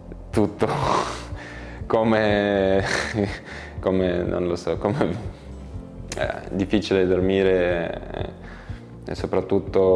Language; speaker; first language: Italian; non-native, learner; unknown